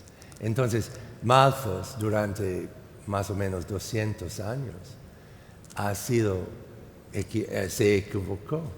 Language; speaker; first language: Spanish; non-native, fluent; English